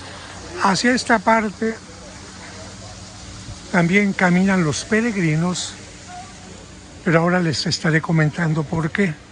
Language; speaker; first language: Spanish; native; Spanish